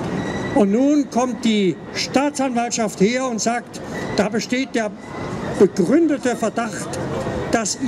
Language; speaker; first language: German; native; German